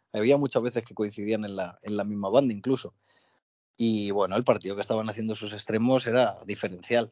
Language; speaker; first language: Spanish; native; Spanish